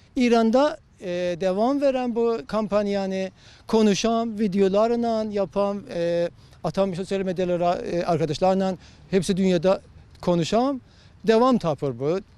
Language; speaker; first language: Turkish; non-native, learner; Azerbaijani